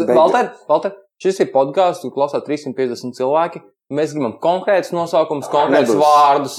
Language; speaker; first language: Latvian; native; Latvian